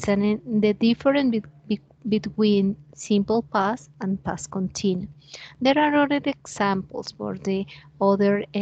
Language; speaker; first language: English; non-native, learner; Spanish